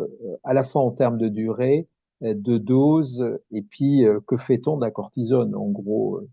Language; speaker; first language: French; native; French